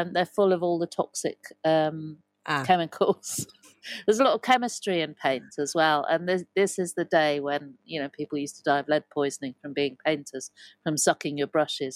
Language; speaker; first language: English; native; English